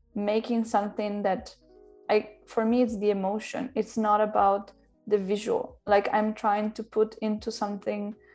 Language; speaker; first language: English; non-native, fluent; Italian